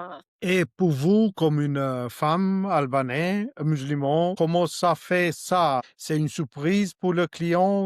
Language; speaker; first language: French; non-native, learner; Albanian